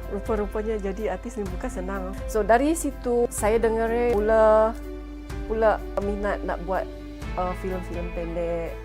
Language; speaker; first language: Malay; non-native, local second language; Iban